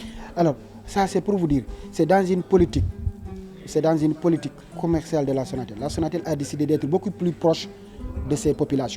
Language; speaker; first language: French; non-native, local second language; Wolof